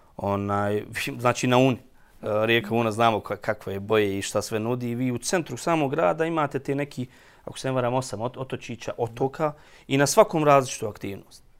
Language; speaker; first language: Croatian; native; Croatian